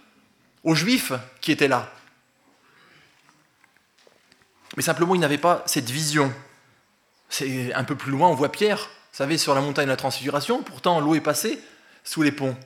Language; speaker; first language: French; native; French